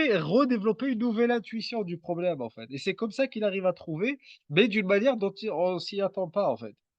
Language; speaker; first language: French; native; French